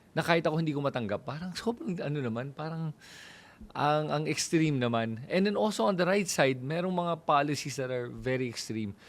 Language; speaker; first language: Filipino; native; Filipino